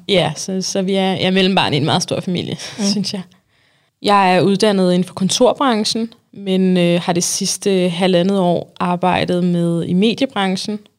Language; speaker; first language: Danish; early bilingual, other home language; Arabic